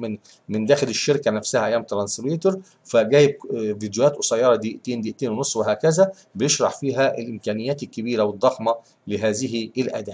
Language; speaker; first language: Arabic; native; Arabic